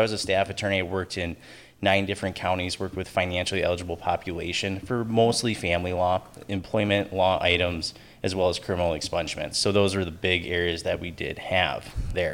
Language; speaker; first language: English; native; English